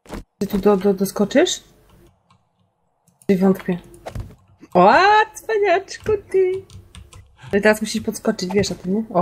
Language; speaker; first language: Polish; native; Polish